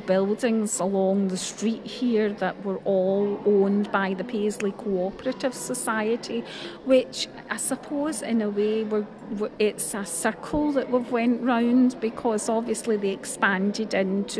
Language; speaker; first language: English; native; English